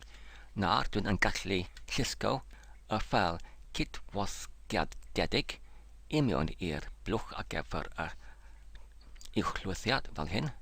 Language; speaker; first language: Welsh; non-native, learner; English